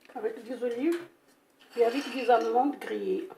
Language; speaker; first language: French; non-native, local second language; Arabic